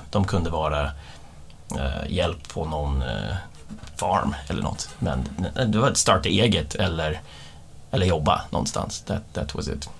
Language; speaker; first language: Swedish; non-native, fluent; English